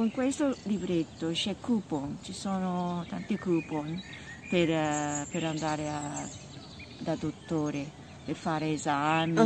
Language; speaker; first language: Italian; non-native, learner; Japanese